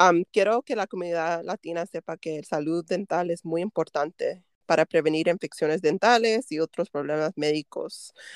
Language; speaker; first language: Spanish; early bilingual, heritage; Spanish